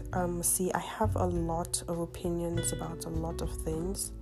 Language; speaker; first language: English; non-native, local second language; Yoruba